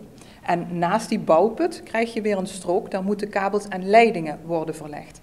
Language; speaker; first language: Dutch; native; Dutch